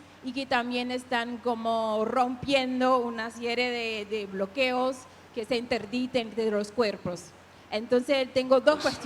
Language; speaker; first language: Spanish; non-native, fluent; Portuguese